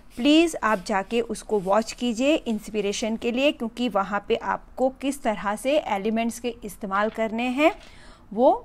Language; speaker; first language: Hindi; non-native, local second language; Gujarati